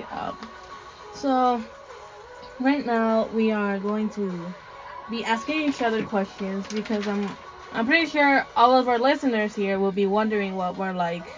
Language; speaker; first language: English; non-native, fluent; Spanish